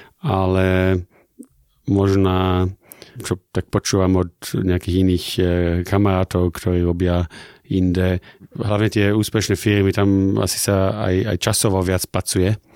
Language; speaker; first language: Slovak; early bilingual, heritage; German